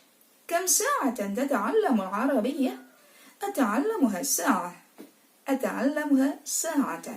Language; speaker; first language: Arabic; non-native, fluent; Indonesian